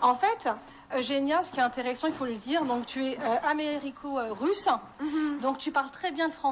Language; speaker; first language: French; native; French